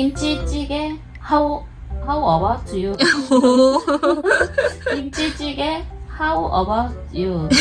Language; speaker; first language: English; non-native, learner; Korean